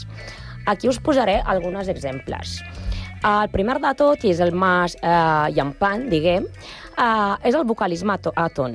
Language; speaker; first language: Catalan; non-native, learner; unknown